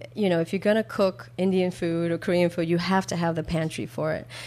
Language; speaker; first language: English; early bilingual, other home language; Korean